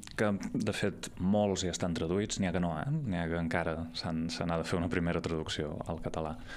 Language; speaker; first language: Catalan; native; Catalan